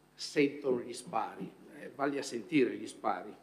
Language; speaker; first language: Italian; native; Italian